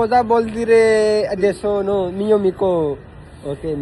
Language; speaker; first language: Italian; non-native, learner; Punjabi